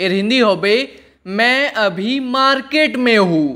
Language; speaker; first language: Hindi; non-native, fluent; Bangla